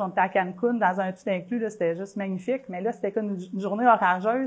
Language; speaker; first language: French; native; French